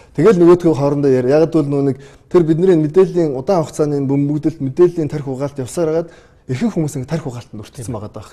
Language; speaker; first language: Mongolian; native; Mongolian